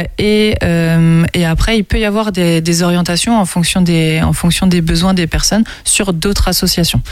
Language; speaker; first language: French; native; French